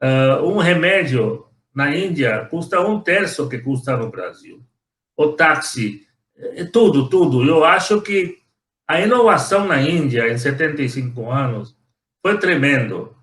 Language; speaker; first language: Portuguese; non-native, fluent; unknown